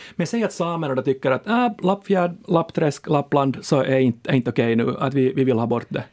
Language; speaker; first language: Swedish; native; Swedish